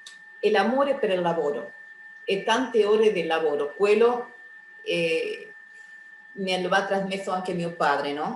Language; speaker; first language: Italian; early bilingual, heritage; Spanish